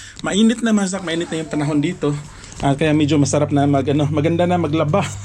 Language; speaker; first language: Filipino; non-native, local second language; Cebuano